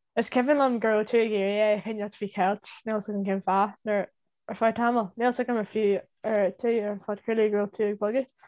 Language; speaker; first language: Irish; native; Irish